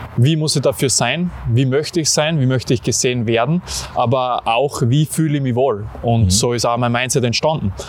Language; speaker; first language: German; native; German